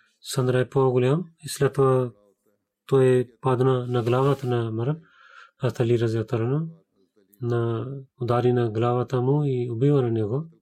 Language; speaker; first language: Bulgarian; non-native, learner; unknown